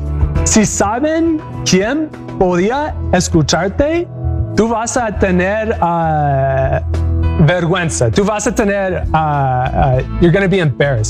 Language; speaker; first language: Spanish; non-native, learner; English